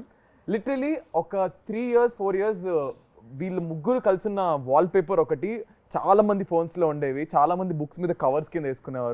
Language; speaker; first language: Telugu; native; Telugu